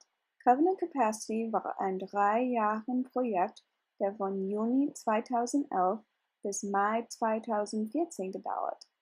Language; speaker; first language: German; non-native, learner; English